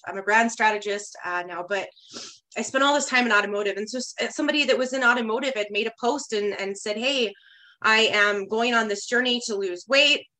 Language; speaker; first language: English; native; English